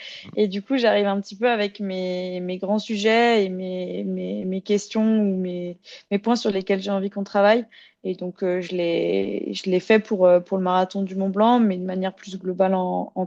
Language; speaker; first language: French; native; French